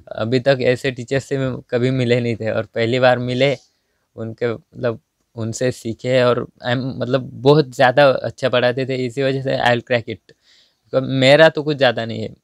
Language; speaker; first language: Hindi; non-native, local second language; Marathi